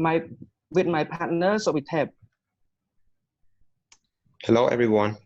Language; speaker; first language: English; non-native, learner; Khmer